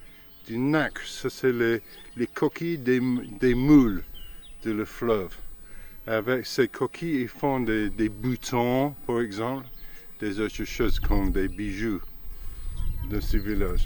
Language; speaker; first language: French; non-native, fluent; English